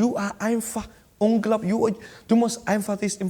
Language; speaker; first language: German; non-native, fluent; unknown